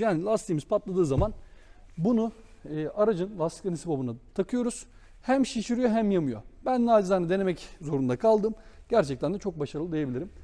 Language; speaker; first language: Turkish; native; Turkish